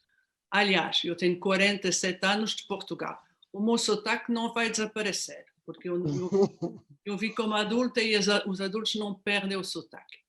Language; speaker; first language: Portuguese; non-native, fluent; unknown